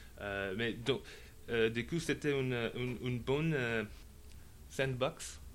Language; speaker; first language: French; non-native, learner; English